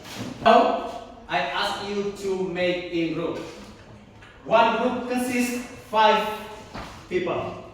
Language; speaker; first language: English; non-native, learner; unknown